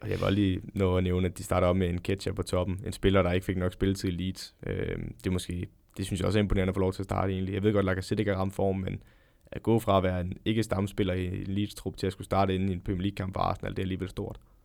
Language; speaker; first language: Danish; native; Danish